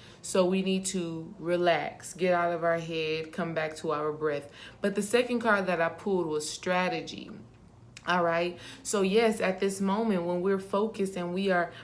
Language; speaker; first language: English; native; English